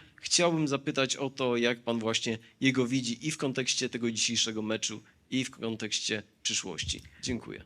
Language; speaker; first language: Polish; native; Polish